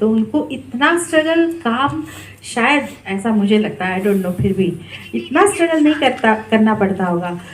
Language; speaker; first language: Hindi; non-native, local second language; Marathi